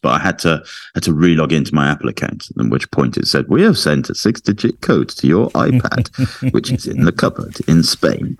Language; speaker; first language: English; native; English